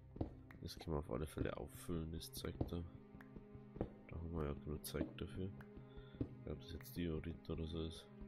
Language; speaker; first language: German; native; German